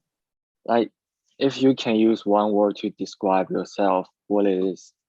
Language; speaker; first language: English; non-native, learner; Chinese